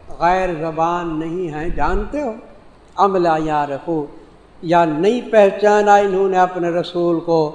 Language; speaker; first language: Urdu; non-native, local second language; Saraiki